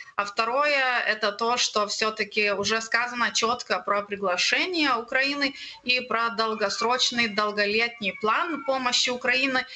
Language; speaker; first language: Russian; non-native, learner; Lithuanian